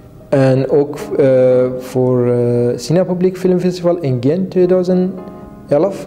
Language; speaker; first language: Dutch; non-native, learner; Kurdish